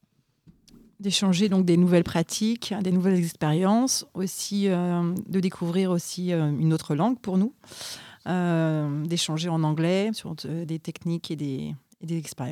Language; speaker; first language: French; native; French